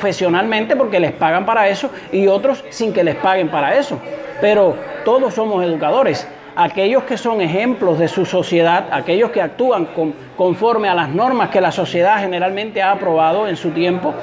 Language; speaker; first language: Spanish; native; Spanish